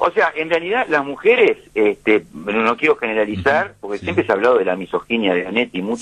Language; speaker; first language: Spanish; native; Spanish